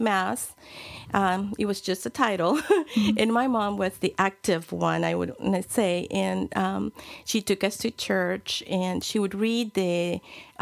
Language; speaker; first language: English; non-native, fluent; Spanish